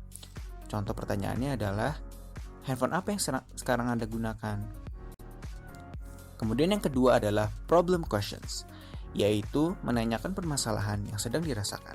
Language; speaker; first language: Indonesian; native; Indonesian